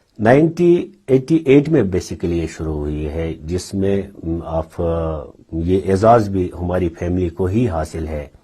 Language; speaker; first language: Urdu; non-native, local second language; Kashmiri